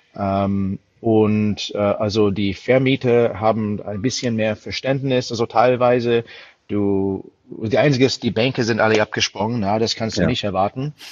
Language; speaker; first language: German; non-native, fluent; English